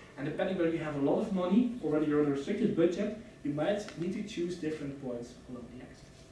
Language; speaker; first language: English; non-native, fluent; Dutch